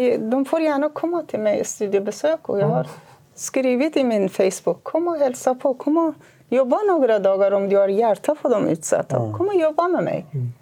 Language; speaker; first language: Swedish; non-native, fluent; Kurdish